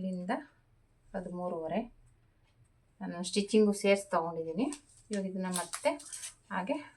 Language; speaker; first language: Kannada; native; Kannada